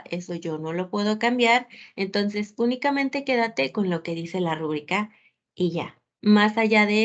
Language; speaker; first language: Spanish; native; Spanish